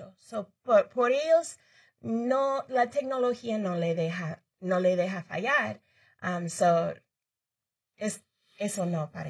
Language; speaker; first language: Spanish; early bilingual, heritage; Spanish